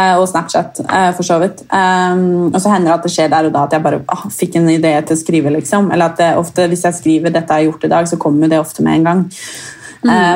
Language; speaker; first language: Norwegian; native; Norwegian